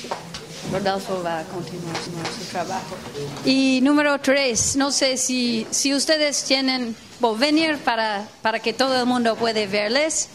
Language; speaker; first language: Spanish; non-native, fluent; English